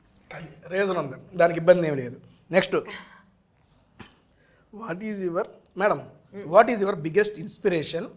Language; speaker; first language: Telugu; native; Telugu